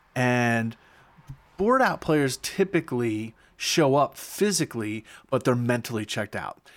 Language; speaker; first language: English; native; English